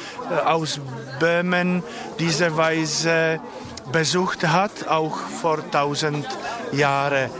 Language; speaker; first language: German; non-native, learner; Czech